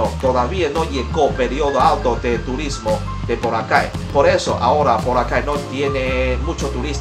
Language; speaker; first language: Spanish; non-native, learner; Chinese